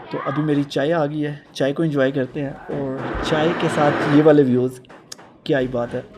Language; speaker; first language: Urdu; non-native, local second language; Punjabi